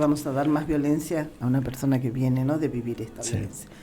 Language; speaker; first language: Spanish; native; Spanish